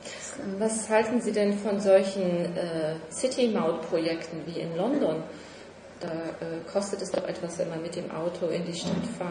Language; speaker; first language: German; native; German